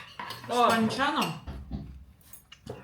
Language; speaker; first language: Russian; native; Russian